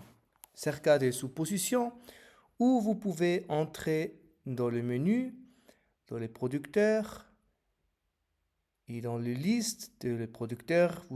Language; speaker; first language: French; non-native, learner; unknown